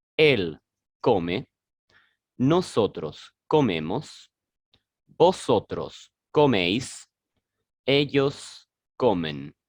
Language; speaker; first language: Spanish; non-native, learner; French